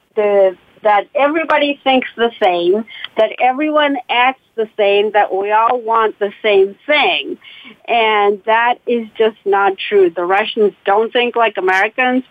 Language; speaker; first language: English; non-native, fluent; Russian